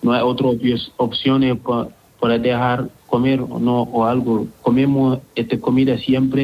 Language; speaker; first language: Spanish; non-native, learner; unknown